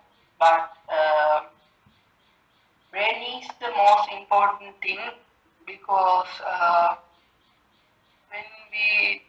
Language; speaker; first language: English; non-native, learner; Sinhala